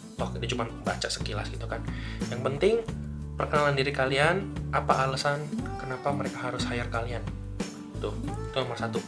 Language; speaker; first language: Indonesian; native; Indonesian